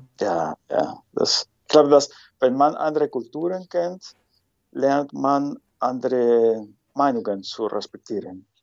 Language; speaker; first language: German; non-native, fluent; Spanish